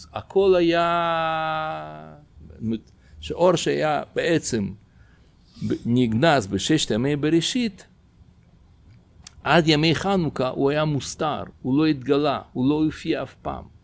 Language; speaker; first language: Hebrew; non-native, fluent; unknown